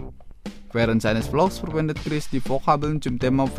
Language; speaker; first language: German; non-native, fluent; Indonesian